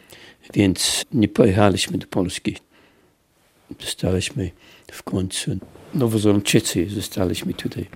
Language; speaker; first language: Polish; early bilingual, heritage; Polish